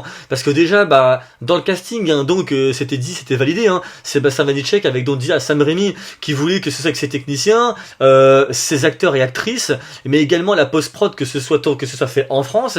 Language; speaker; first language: French; native; French